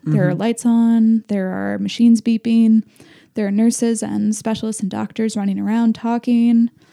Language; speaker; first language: English; native; English